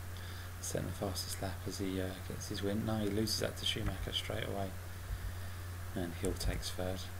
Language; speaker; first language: English; native; English